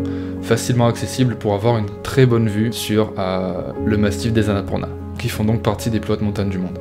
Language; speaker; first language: French; native; French